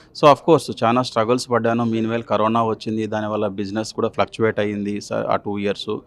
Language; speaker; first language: Telugu; native; Telugu